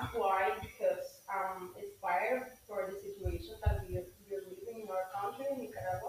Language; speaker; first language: English; non-native, learner; Spanish